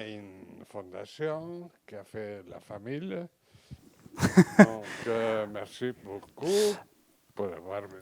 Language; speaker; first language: French; non-native, learner; Catalan